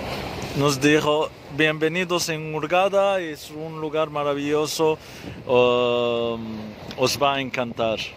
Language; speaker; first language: Spanish; non-native, fluent; Arabic